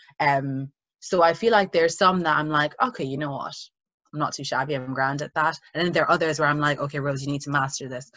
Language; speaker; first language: English; early bilingual, other home language; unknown